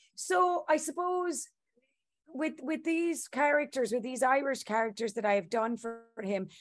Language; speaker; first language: English; native; English